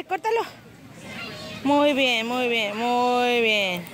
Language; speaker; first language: Spanish; native; Spanish